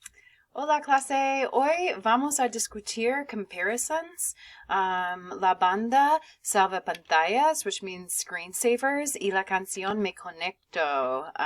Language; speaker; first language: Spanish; non-native, fluent; English